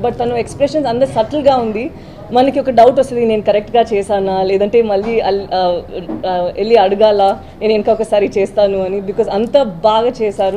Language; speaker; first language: Telugu; non-native, learner; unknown